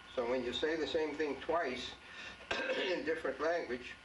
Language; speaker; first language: English; native; English